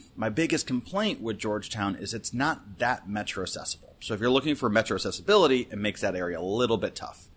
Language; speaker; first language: English; native; English